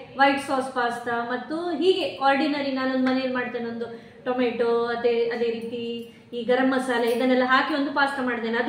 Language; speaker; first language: Kannada; non-native, local second language; Konkani